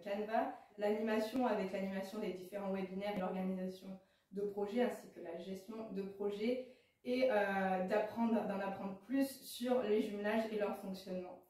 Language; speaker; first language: French; native; French